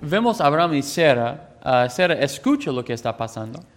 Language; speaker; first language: Spanish; non-native, fluent; English